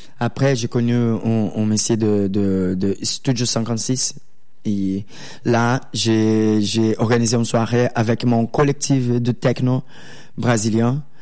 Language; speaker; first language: French; non-native, learner; Portuguese